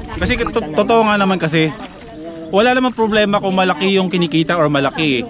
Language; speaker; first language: Filipino; non-native, local second language; Aklanon